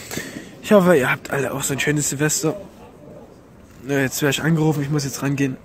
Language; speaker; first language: German; native; German